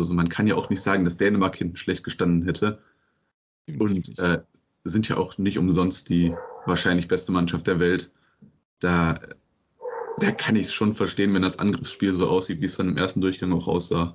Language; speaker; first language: German; native; German